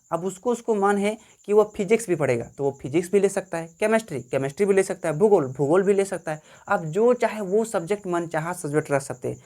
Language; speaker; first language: Hindi; native; Hindi